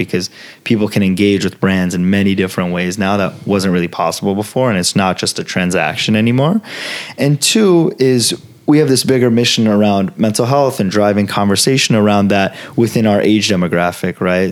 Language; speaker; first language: English; early bilingual, other home language; Italian